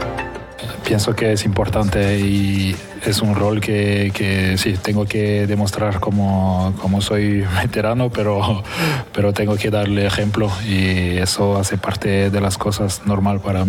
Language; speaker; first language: Spanish; non-native, fluent; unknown